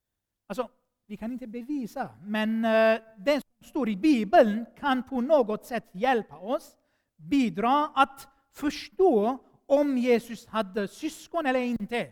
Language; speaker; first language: Swedish; non-native, fluent; Armenian